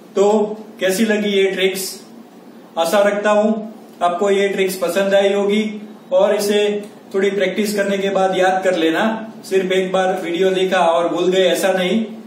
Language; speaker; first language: Hindi; non-native, local second language; Gujarati